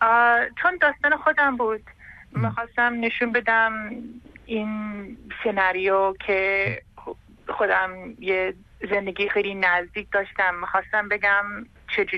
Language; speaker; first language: Persian; early bilingual, heritage; Persian